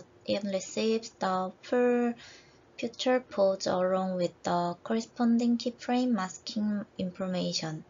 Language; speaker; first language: English; non-native, fluent; Korean